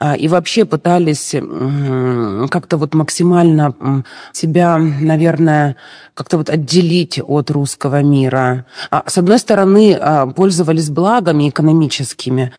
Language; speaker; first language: Russian; native; Russian